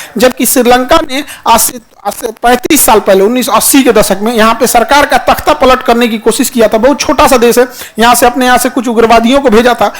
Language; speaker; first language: Hindi; native; Hindi